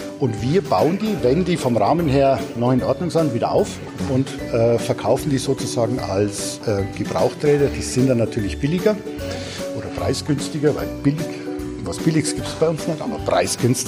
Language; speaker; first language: German; native; German